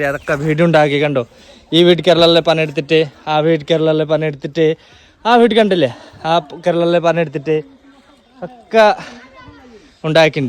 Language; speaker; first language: Malayalam; non-native, learner; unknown